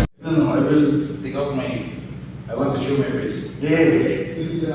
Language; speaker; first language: English; non-native, learner; Filipino